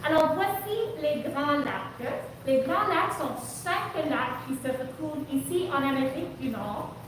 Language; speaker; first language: French; non-native, local second language; English